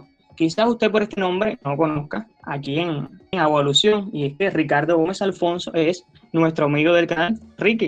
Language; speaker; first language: Spanish; native; Spanish